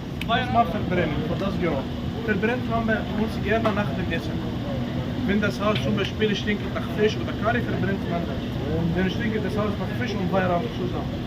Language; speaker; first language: German; non-native, fluent; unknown